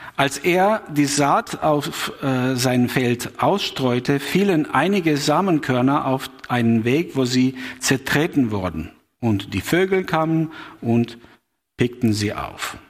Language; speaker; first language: German; non-native, fluent; Albanian